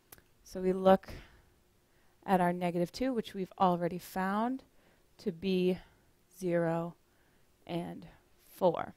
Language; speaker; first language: English; native; English